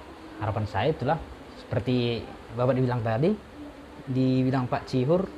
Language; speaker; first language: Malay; non-native, local second language; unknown